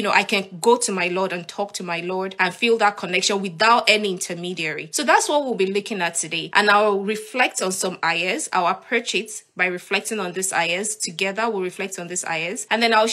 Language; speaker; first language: English; non-native, local second language; Yoruba